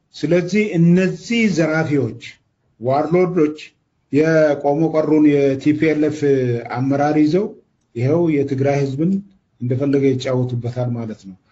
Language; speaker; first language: Amharic; non-native, local second language; Oromo